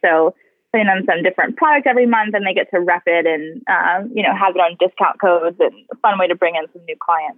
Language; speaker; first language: English; native; English